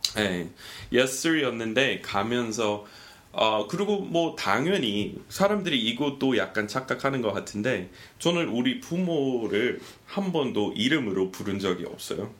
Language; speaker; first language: Korean; non-native, fluent; English